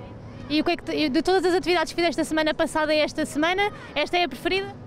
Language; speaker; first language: Portuguese; native; Portuguese